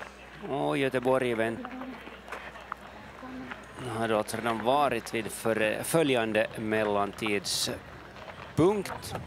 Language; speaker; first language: Swedish; native; Swedish